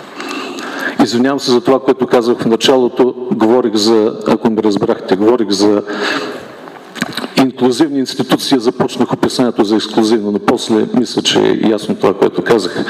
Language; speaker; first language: Bulgarian; native; Bulgarian